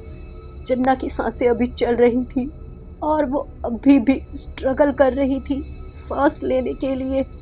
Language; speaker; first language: Hindi; native; Hindi